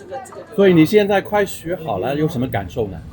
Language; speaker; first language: Chinese; non-native, fluent; English